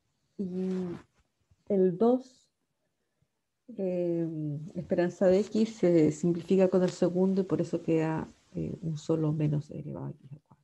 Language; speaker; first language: Spanish; native; Spanish